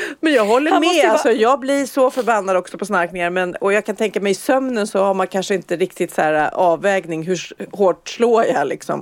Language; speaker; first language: Swedish; native; Swedish